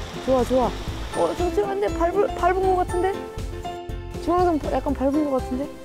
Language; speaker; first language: Korean; native; Korean